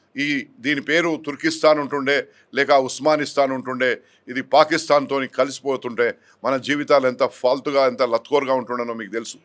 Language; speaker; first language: Telugu; native; Telugu